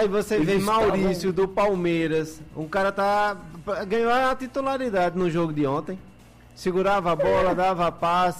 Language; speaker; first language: Portuguese; native; Portuguese